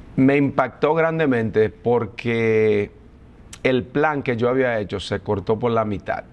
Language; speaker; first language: Spanish; native; Spanish